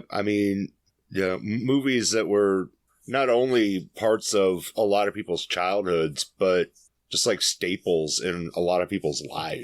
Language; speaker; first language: English; native; English